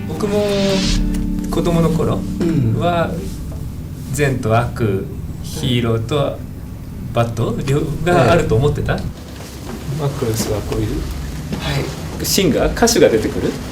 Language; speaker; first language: Japanese; native; Japanese